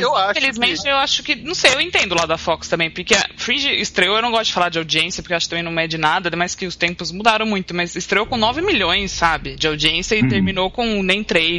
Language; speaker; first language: Portuguese; native; Portuguese